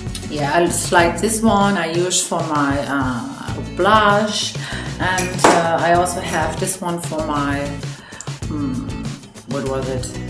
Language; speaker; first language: English; non-native, fluent; German